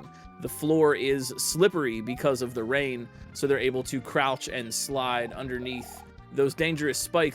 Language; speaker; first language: English; native; English